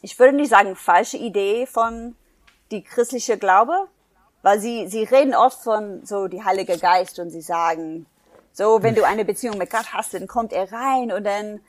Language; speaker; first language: German; non-native, fluent; English